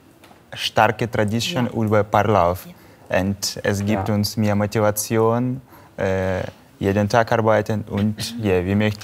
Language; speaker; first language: German; non-native, learner; Russian